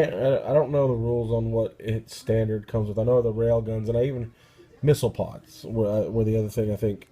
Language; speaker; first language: English; native; English